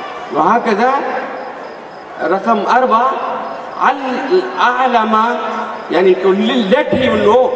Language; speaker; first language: Arabic; non-native, fluent; Urdu